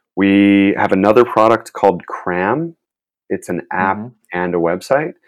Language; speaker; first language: English; native; English